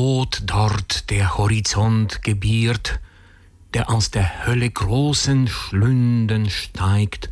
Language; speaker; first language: German; native; German